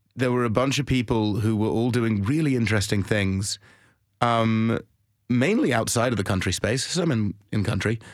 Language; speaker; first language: English; native; English